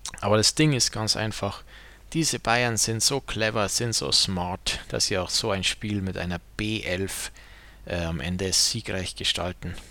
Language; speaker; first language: German; native; German